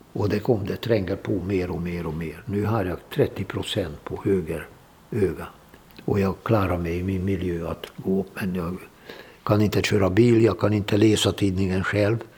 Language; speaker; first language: Swedish; non-native, fluent; Hungarian